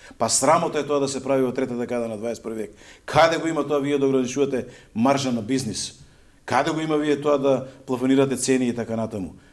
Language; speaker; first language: Macedonian; native; Macedonian